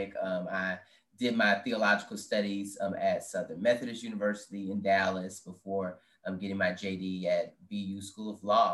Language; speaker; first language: English; native; English